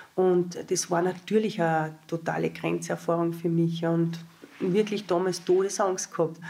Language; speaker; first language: German; native; German